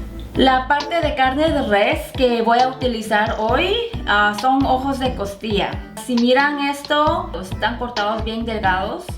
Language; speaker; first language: Spanish; non-native, fluent; Korean